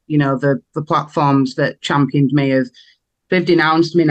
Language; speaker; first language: English; native; English